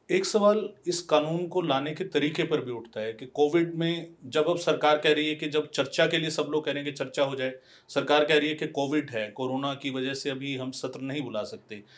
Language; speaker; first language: Hindi; non-native, local second language; Punjabi